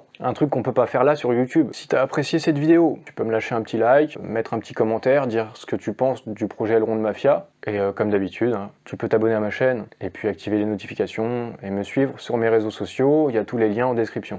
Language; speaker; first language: French; native; French